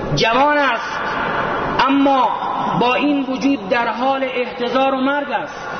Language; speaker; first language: Persian; native; Persian